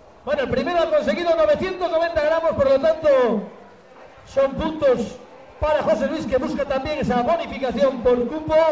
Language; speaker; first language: Spanish; native; Spanish